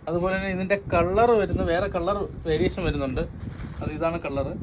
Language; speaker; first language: Malayalam; native; Malayalam